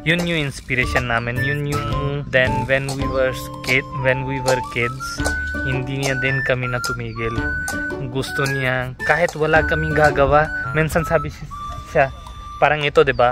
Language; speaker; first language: Filipino; non-native, learner; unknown